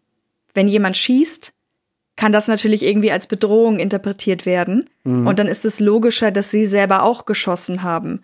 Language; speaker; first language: German; native; German